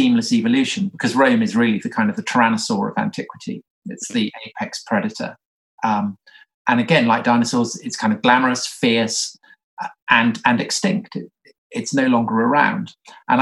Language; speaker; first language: English; native; English